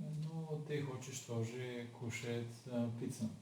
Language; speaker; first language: Russian; non-native, learner; Bulgarian